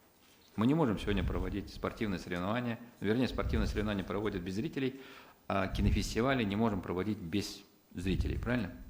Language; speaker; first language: Russian; native; Russian